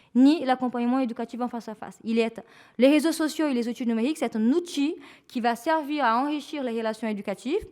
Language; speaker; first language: French; non-native, fluent; Portuguese